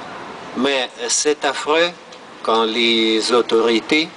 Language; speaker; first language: French; non-native, fluent; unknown